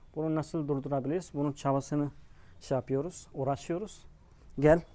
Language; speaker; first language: Turkish; non-native, fluent; Hindi